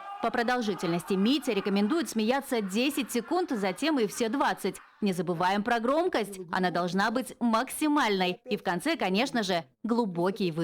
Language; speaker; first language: Russian; native; Russian